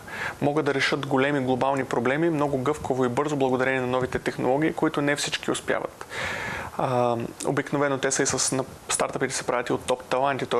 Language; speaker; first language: Bulgarian; native; Bulgarian